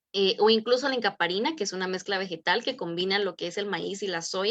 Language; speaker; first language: Spanish; native; Spanish